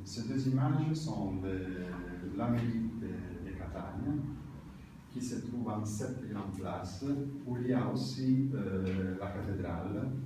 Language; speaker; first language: French; non-native, learner; Italian